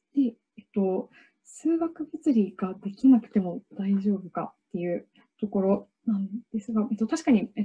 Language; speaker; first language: Japanese; native; Japanese